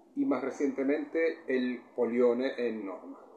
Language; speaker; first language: Spanish; native; Spanish